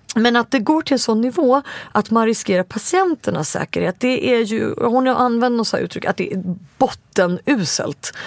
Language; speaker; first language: Swedish; native; Swedish